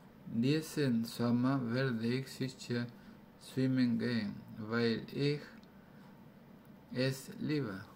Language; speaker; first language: German; non-native, learner; Spanish